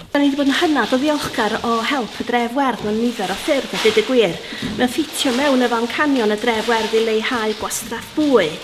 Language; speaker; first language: Welsh; native; Welsh